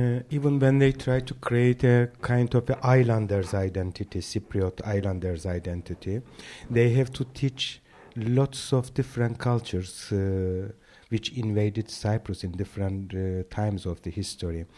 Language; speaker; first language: English; non-native, fluent; Turkish